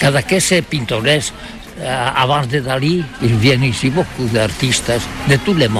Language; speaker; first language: French; non-native, learner; Catalan